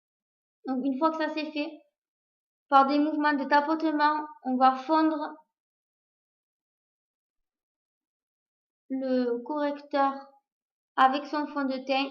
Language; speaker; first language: French; native; French